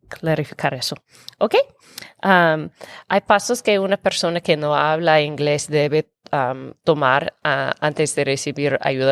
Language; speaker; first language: Spanish; non-native, fluent; English